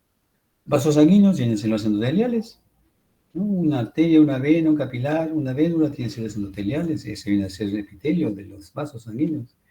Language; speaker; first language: Spanish; native; Spanish